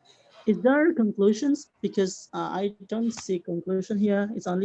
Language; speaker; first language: English; non-native, learner; Indonesian